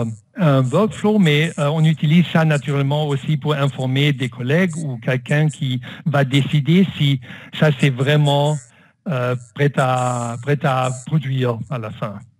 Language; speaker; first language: French; non-native, fluent; German